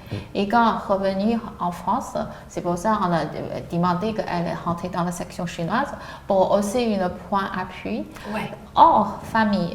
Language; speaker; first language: French; non-native, learner; Chinese